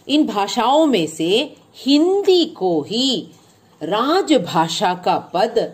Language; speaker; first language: Hindi; non-native, local second language; Malayalam